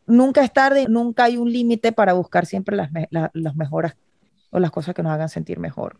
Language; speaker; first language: Spanish; native; Spanish